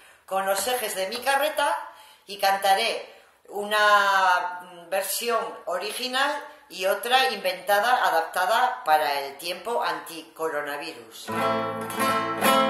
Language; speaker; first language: Spanish; native; Spanish